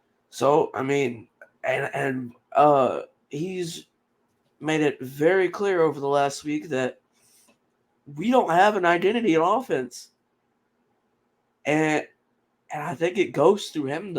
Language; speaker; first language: English; native; English